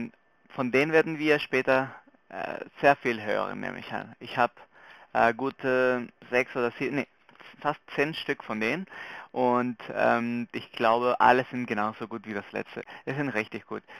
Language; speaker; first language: German; non-native, fluent; Spanish